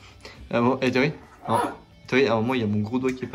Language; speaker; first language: French; native; French